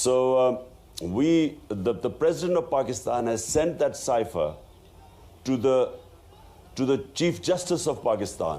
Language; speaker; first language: English; non-native, local second language; Urdu